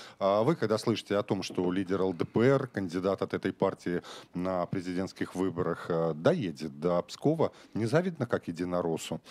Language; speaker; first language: Russian; native; Russian